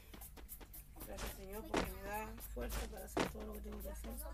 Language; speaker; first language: Spanish; native; Spanish